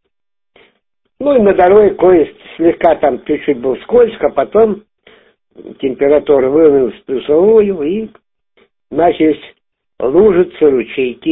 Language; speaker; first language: Russian; native; Russian